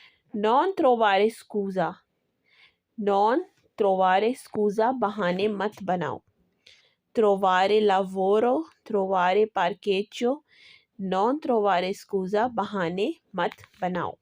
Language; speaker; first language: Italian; non-native, fluent; Urdu